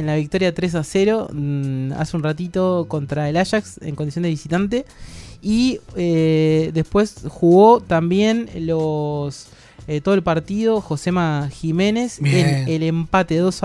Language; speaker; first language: Spanish; native; Spanish